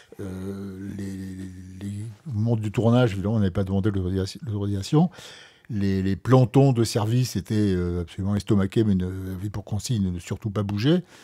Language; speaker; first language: French; native; French